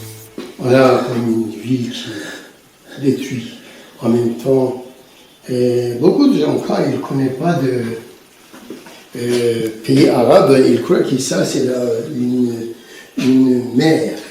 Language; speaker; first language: French; non-native, learner; Turkish